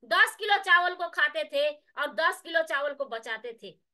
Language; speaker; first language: Hindi; native; Hindi